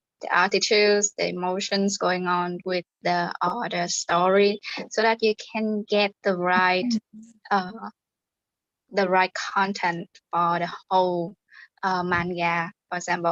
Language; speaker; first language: English; non-native, fluent; Vietnamese